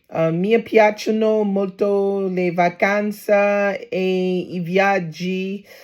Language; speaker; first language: Italian; non-native, learner; English